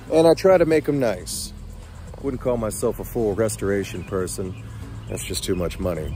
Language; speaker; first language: English; native; English